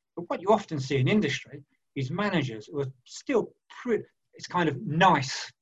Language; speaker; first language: English; native; English